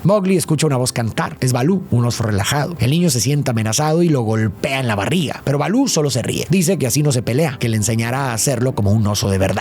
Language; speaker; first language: Spanish; native; Spanish